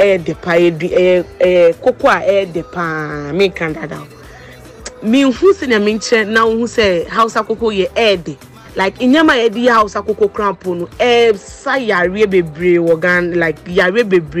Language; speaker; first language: English; non-native, local second language; Akan